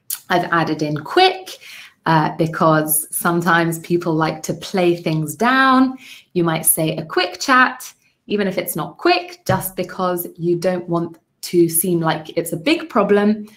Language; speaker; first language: English; native; English